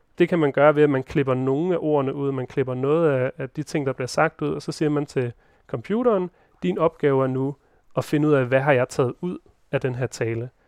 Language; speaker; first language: Danish; native; Danish